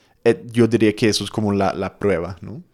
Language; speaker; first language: Spanish; non-native, fluent; English